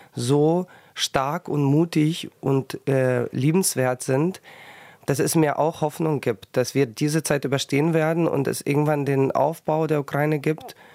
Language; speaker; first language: German; early bilingual, other home language; Russian